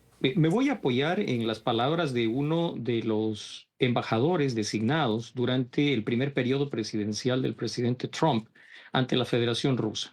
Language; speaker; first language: Spanish; native; Spanish